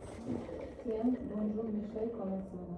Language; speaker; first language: French; non-native, learner; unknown